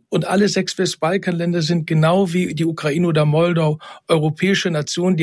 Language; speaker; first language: German; native; German